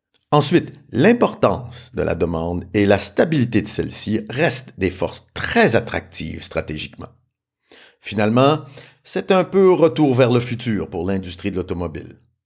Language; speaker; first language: French; native; French